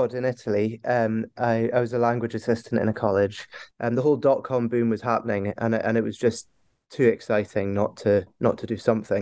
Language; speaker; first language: English; native; English